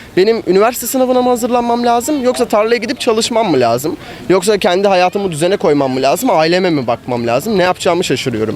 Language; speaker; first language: Turkish; native; Turkish